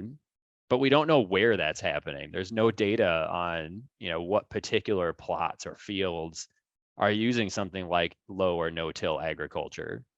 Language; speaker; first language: English; native; English